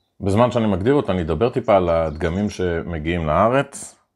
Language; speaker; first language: Hebrew; native; Hebrew